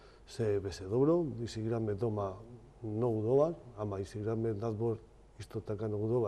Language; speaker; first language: Macedonian; non-native, learner; Spanish